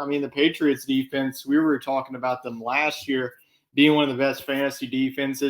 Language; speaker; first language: English; native; English